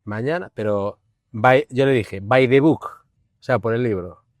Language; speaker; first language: Spanish; non-native, local second language; Galician